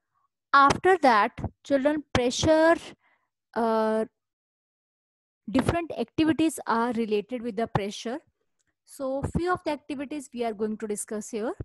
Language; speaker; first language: English; non-native, local second language; Hindi